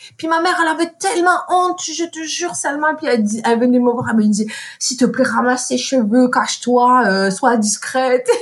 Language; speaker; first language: French; native; French